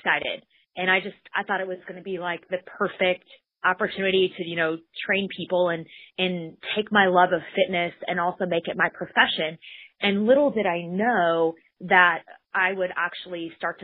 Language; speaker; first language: English; native; English